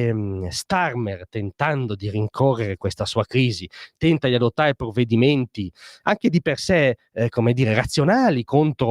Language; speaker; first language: Italian; native; Italian